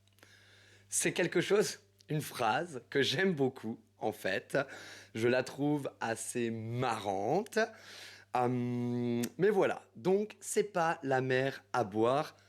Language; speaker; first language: French; native; French